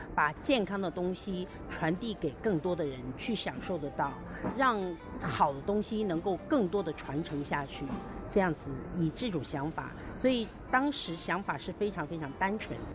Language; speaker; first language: Chinese; native; Chinese